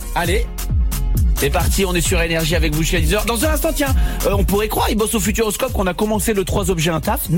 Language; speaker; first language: French; native; French